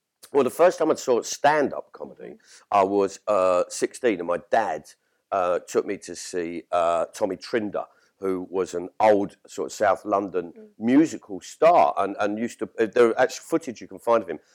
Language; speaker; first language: English; native; English